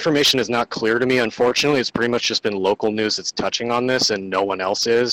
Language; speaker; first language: English; native; English